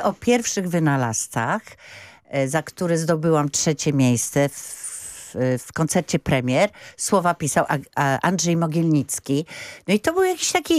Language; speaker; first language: Polish; native; Polish